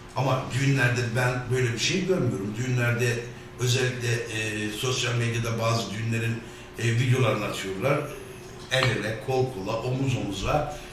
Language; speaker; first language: Turkish; native; Turkish